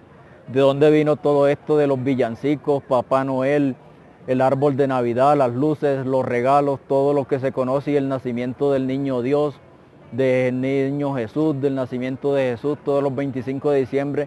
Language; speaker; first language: Spanish; native; Spanish